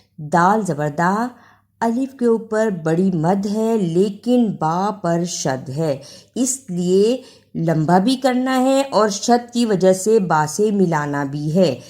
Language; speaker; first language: Urdu; native; Urdu